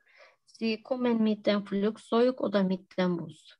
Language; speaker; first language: German; non-native, learner; Turkish